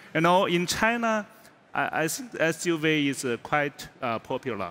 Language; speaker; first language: English; non-native, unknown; Chinese